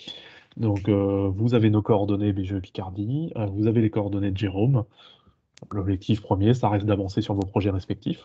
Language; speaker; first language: French; native; French